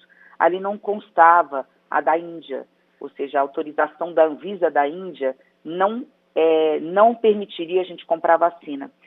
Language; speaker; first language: Portuguese; native; Portuguese